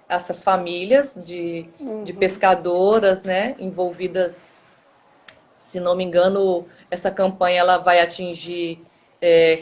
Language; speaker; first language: Portuguese; native; Portuguese